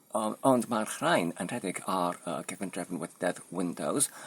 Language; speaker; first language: Welsh; non-native, learner; Polish